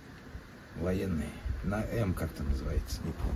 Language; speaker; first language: Russian; native; Russian